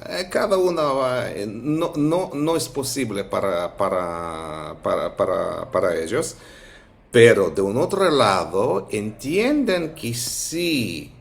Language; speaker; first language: Spanish; non-native, fluent; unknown